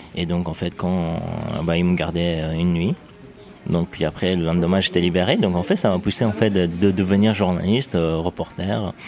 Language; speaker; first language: French; non-native, fluent; Persian